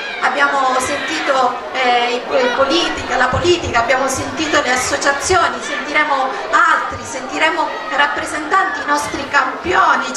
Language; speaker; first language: Italian; native; Italian